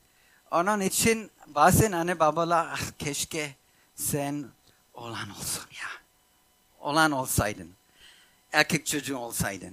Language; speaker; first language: Turkish; non-native, fluent; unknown